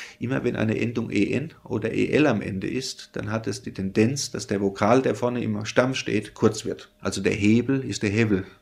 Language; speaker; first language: German; native; German